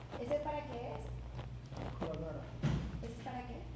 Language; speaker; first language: Spanish; native; Spanish